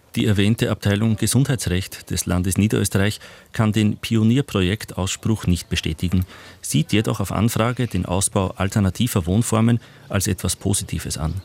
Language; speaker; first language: German; native; German